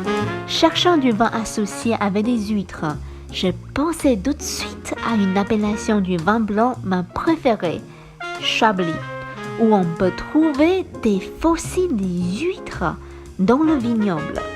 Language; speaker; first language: French; non-native, fluent; Chinese